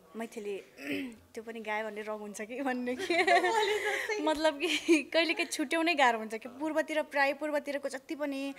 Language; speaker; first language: Nepali; non-native, local second language; Dangaura Tharu